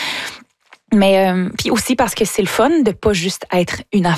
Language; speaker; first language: French; native; French